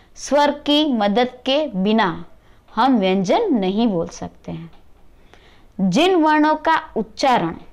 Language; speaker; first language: Hindi; non-native, local second language; Gujarati